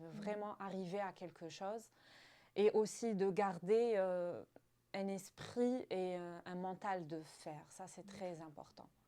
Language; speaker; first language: French; non-native, local second language; Arabic